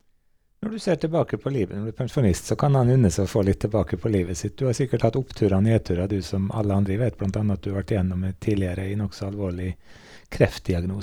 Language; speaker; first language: Norwegian; native; Norwegian